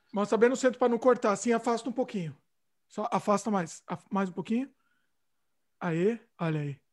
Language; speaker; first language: Portuguese; native; Portuguese